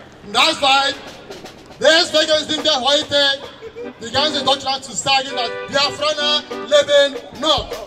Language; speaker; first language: German; non-native, fluent; Igbo